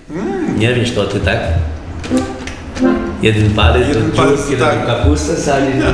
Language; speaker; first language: Polish; early bilingual, heritage; Polish